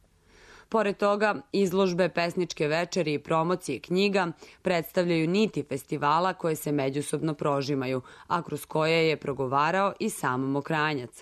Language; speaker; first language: Serbian; native; Serbian